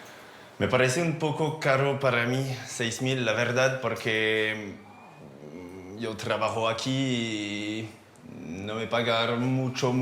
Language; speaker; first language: Spanish; non-native, learner; French